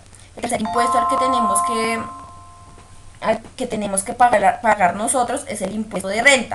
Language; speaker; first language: Spanish; native; Spanish